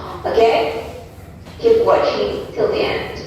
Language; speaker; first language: English; non-native, fluent; Indonesian